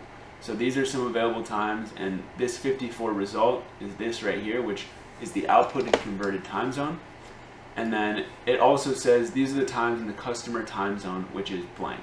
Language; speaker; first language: English; native; English